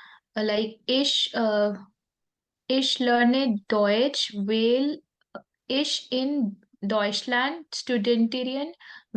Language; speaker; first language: German; non-native, learner; Hindi